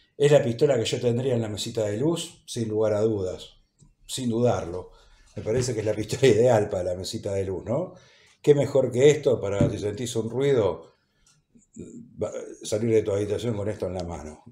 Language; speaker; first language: Spanish; native; Spanish